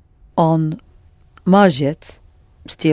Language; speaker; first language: Russian; non-native, learner; English